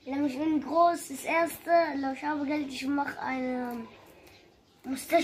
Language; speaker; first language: German; early bilingual, heritage; German